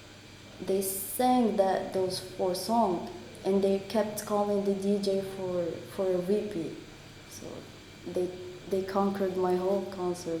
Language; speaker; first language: English; non-native, local second language; Arabic